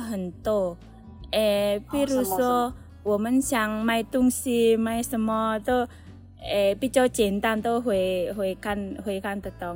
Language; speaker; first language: Chinese; non-native, learner; Indonesian